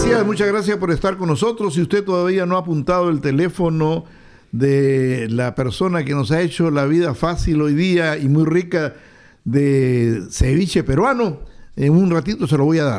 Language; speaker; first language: Spanish; native; Spanish